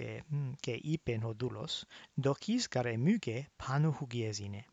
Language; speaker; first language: Greek; non-native, fluent; English